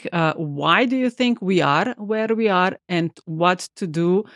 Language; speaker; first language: English; non-native, fluent; Slovenian